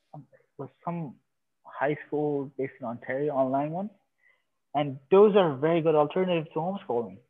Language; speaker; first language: English; non-native, fluent; Persian